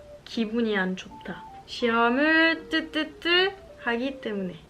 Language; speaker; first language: Korean; non-native, learner; French